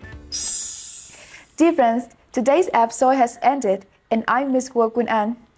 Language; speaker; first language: English; non-native, fluent; Vietnamese